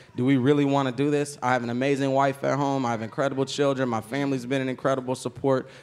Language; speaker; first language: English; native; English